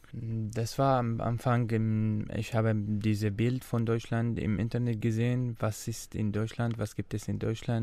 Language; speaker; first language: German; non-native, learner; Arabic